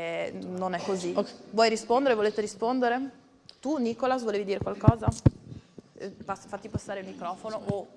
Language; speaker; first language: Italian; native; Italian